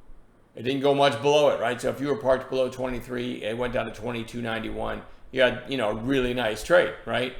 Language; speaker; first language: English; native; English